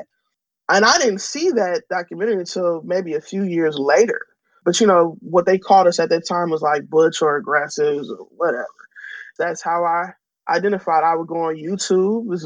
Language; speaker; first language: English; native; English